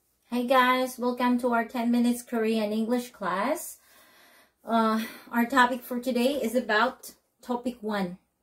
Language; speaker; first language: English; non-native, local second language; Filipino